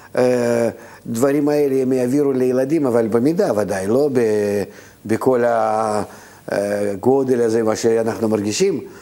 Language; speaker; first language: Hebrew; non-native, fluent; Russian